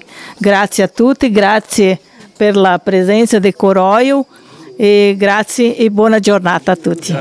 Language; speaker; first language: Italian; non-native, learner; Portuguese